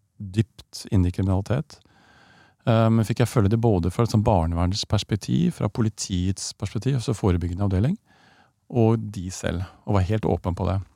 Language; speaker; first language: Norwegian; native; Norwegian